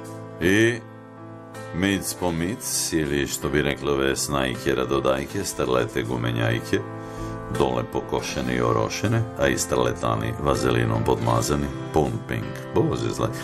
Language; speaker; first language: Serbian; native; Serbian